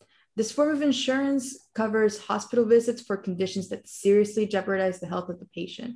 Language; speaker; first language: English; non-native, fluent; Spanish